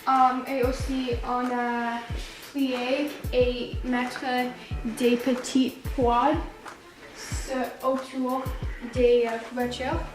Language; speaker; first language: French; non-native, learner; English